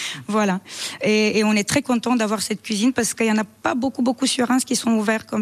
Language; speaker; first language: French; non-native, fluent; Romanian